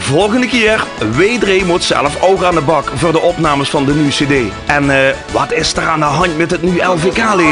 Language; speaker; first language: Dutch; native; Dutch